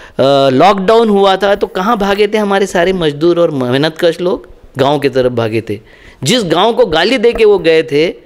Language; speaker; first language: Hindi; non-native, local second language; Marathi